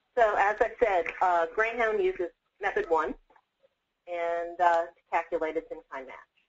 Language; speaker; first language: English; native; English